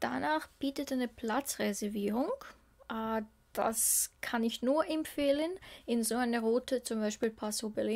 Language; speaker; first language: German; non-native, fluent; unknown